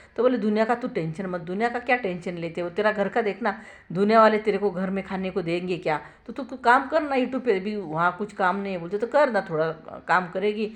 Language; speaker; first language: Hindi; non-native, local second language; Marathi